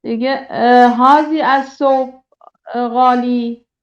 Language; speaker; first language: Arabic; non-native, learner; Persian